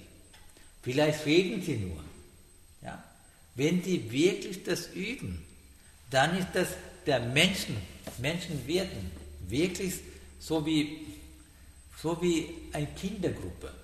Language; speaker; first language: German; non-native, learner; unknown